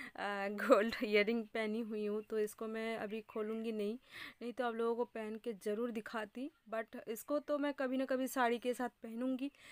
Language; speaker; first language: Hindi; non-native, local second language; Bangla